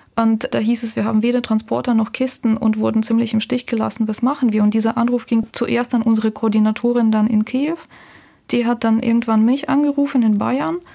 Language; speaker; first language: German; non-native, fluent; Ukrainian